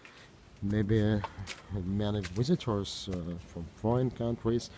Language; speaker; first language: English; non-native, learner; Turkish